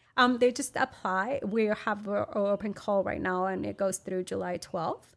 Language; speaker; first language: English; non-native, fluent; Spanish